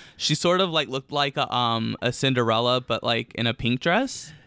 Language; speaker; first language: English; early bilingual, other home language; Romanian